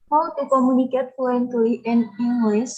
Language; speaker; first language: English; non-native, learner; Indonesian